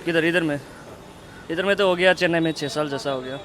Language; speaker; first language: Hindi; non-native, local second language; Nepali